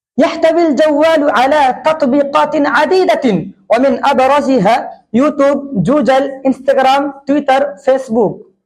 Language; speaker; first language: Arabic; non-native, fluent; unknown